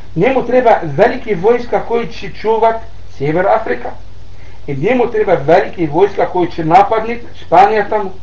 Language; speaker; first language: Bosnian; non-native, learner; Arabic